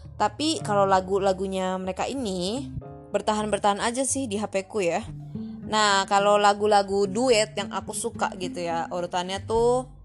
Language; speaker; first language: Indonesian; native; Indonesian